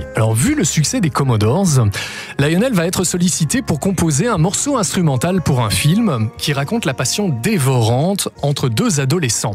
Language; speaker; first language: French; native; French